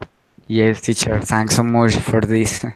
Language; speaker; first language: English; non-native, learner; Spanish